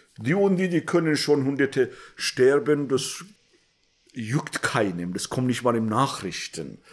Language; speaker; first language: German; non-native, fluent; Persian